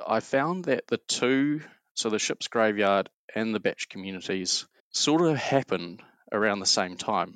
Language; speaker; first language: English; native; English